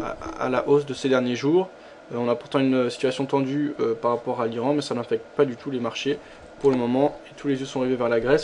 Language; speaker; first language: French; native; French